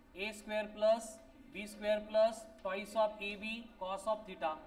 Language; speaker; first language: Hindi; non-native, local second language; Marathi